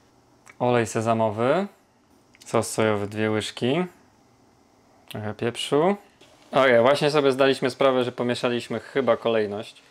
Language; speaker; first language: Polish; native; Polish